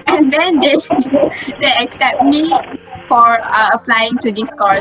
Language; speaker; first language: English; non-native, local second language; Malay